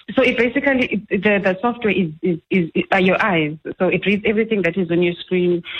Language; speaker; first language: English; non-native, local second language; Xhosa